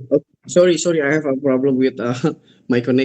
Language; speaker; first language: English; non-native, learner; Indonesian